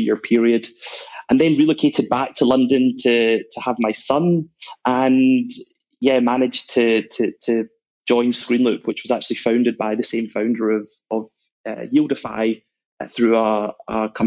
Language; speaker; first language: English; native; English